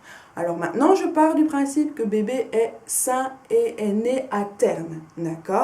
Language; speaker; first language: French; native; French